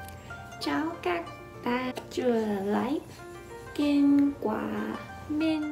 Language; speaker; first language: Vietnamese; non-native, learner; English